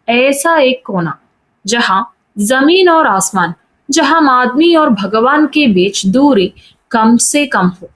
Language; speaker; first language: Hindi; non-native, local second language; Malayalam